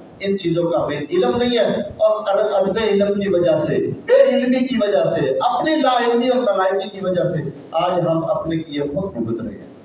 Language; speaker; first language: Urdu; non-native, local second language; Punjabi